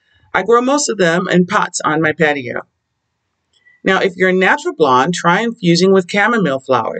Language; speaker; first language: English; native; English